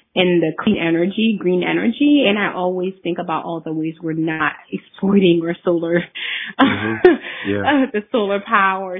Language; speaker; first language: English; early bilingual, other home language; Haitian Creole